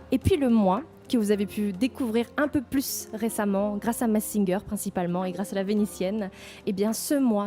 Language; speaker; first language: French; native; French